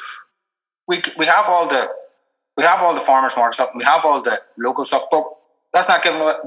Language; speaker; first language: English; native; English